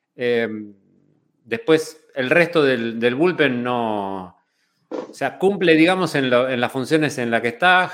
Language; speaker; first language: Spanish; native; Spanish